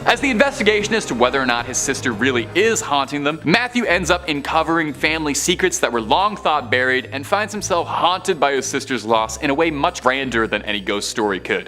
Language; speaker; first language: English; native; English